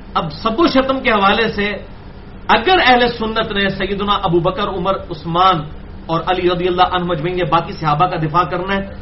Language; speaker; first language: Urdu; non-native, local second language; Punjabi